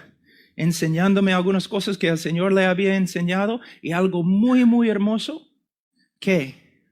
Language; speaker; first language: Spanish; non-native, fluent; English